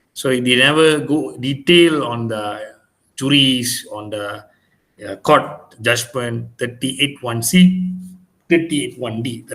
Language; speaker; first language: English; non-native, local second language; Malay